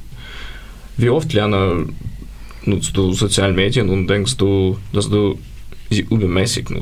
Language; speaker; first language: German; non-native, learner; Ukrainian